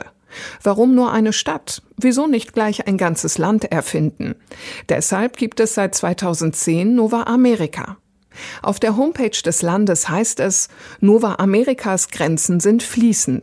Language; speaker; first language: German; native; German